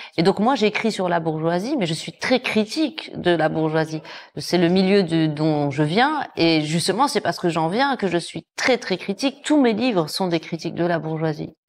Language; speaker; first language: French; native; French